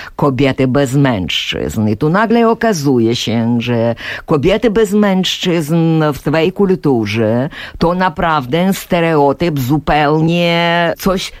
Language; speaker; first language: Polish; non-native, fluent; Ukrainian